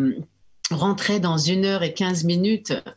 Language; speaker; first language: French; early bilingual, heritage; French